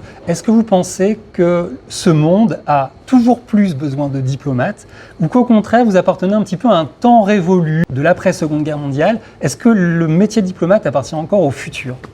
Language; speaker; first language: French; native; French